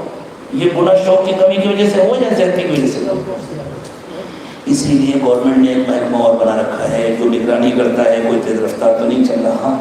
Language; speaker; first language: Urdu; native; Urdu